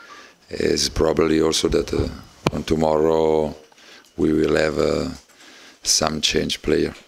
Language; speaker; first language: English; non-native, learner; Italian